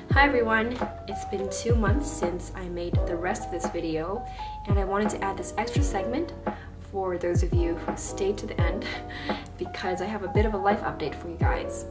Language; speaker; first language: English; native; English